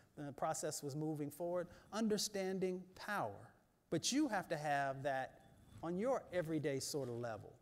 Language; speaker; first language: English; native; English